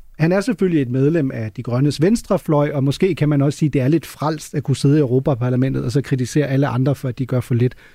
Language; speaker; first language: Danish; non-native, local second language; German